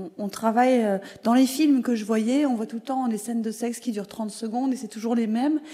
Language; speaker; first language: French; native; French